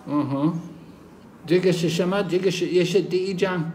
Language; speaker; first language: Chinese; non-native, learner; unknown